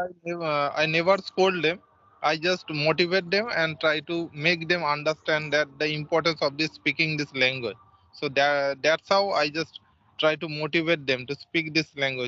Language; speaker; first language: English; non-native, local second language; Santali